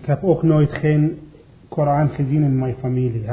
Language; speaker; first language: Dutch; non-native, learner; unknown